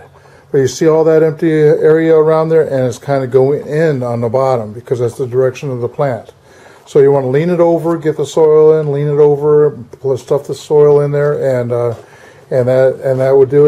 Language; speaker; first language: English; native; English